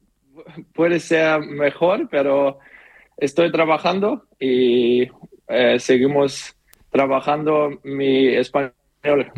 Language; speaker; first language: Spanish; non-native, learner; German